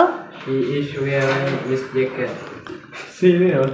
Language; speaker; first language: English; non-native, learner; Indonesian